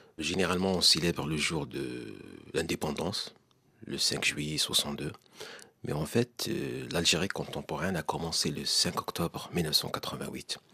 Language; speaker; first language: French; non-native, local second language; Arabic